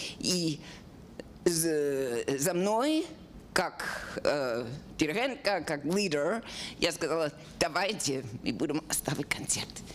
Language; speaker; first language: Ukrainian; non-native, learner; English